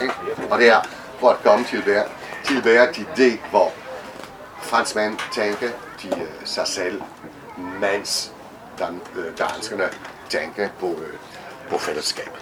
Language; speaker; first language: Danish; non-native, fluent; French